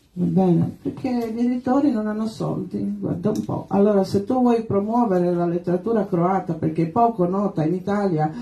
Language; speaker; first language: Italian; non-native, fluent; Croatian